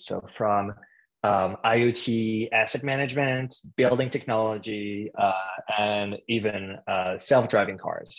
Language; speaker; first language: English; non-native, fluent; French